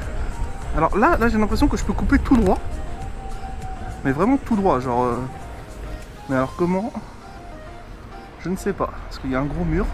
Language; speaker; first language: French; native; French